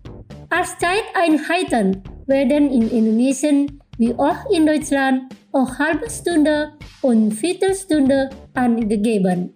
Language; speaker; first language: German; non-native, fluent; Indonesian